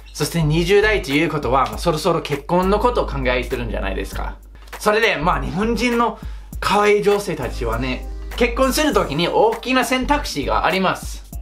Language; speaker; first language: Japanese; non-native, fluent; English